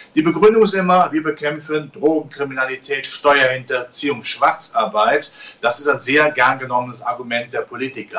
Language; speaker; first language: German; native; German